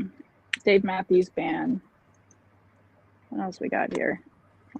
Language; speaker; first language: English; native; English